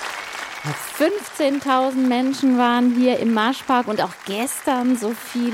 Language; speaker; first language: German; native; German